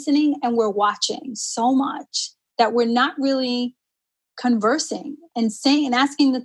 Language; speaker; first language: English; early bilingual, other home language; Spanish